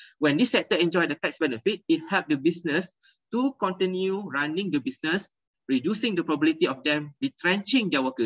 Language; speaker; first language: English; non-native, local second language; Malay